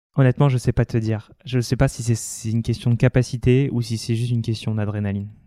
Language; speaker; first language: French; native; French